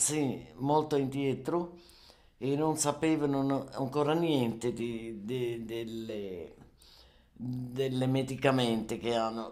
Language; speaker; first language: Italian; non-native, learner; German